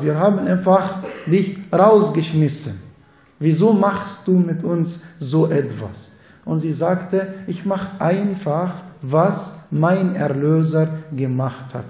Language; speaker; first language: German; non-native, fluent; Arabic